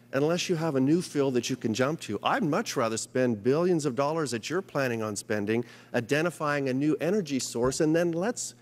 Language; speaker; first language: English; native; English